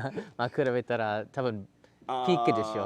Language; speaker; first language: Japanese; non-native, learner; English